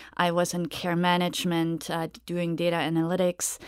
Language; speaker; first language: English; non-native, fluent; German